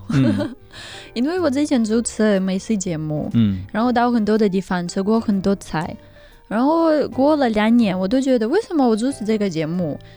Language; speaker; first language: Chinese; non-native, fluent; Russian